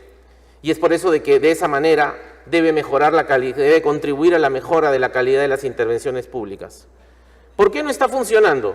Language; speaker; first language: Spanish; native; Spanish